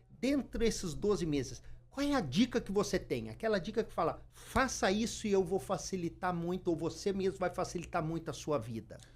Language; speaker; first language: Portuguese; native; Portuguese